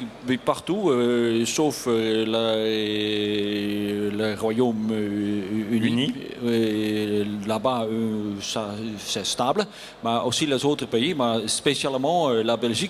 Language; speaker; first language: French; non-native, learner; Dutch